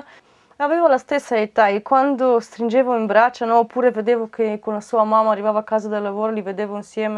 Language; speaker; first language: Italian; non-native, fluent; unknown